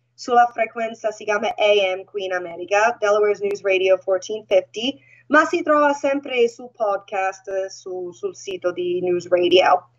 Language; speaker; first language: Italian; native; Italian